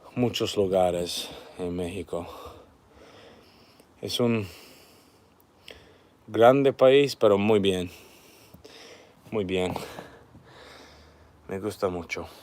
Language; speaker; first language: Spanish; non-native, learner; English